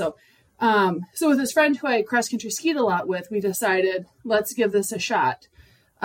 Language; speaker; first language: English; native; English